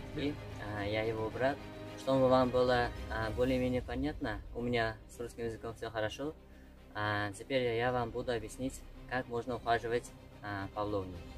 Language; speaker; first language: Russian; non-native, local second language; Uzbek